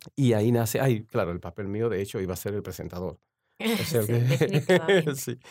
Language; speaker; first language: Spanish; native; Spanish